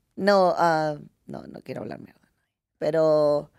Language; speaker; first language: Spanish; native; Spanish